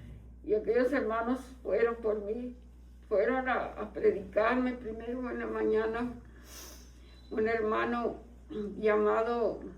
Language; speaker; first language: Spanish; native; Spanish